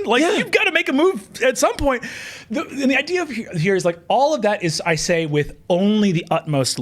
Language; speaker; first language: English; native; English